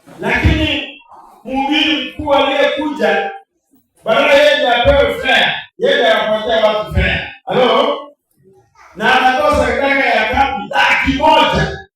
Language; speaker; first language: Swahili; non-native, local second language; Gusii